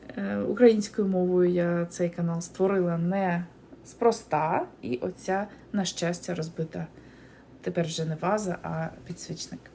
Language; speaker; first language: Ukrainian; non-native, local second language; Russian